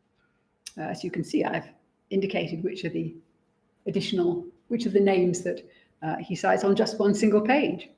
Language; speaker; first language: English; native; English